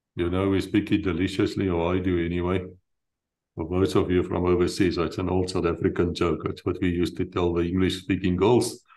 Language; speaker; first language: English; non-native, local second language; Afrikaans